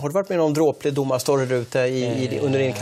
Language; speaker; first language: Swedish; native; Swedish